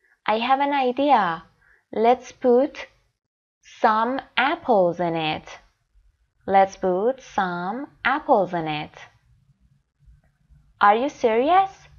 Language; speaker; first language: English; non-native, fluent; Persian